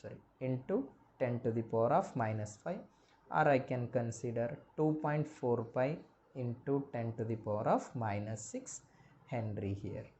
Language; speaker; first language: English; non-native, local second language; Kannada